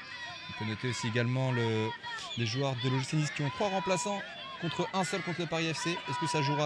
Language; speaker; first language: French; native; French